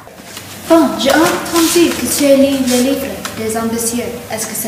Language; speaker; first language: French; non-native, learner; English